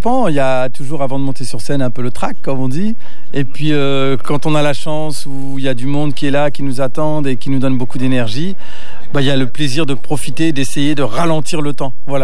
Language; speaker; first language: French; native; French